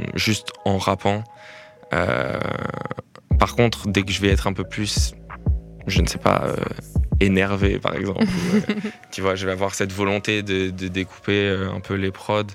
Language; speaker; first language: French; native; French